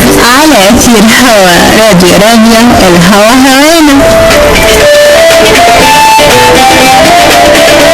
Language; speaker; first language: Arabic; native; Arabic